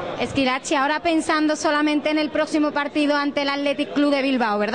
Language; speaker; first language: Spanish; native; Spanish